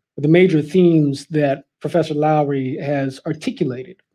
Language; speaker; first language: English; native; English